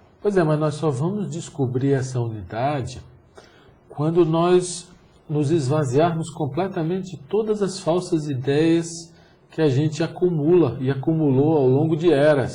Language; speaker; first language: Portuguese; native; Portuguese